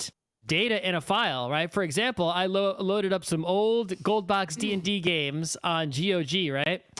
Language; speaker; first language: English; native; English